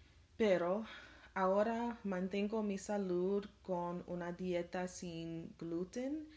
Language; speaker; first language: Spanish; non-native, learner; English